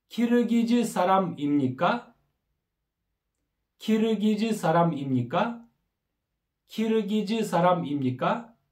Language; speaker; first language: Korean; non-native, learner; Kyrgyz